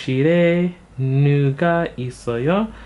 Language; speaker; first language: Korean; non-native, learner; English